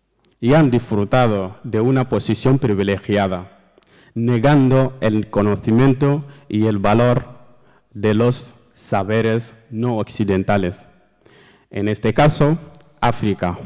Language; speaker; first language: Spanish; non-native, learner; Fula